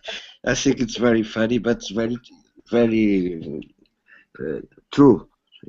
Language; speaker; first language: English; non-native, learner; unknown